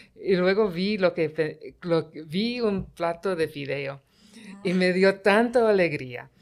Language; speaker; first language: Spanish; early bilingual, heritage; Spanish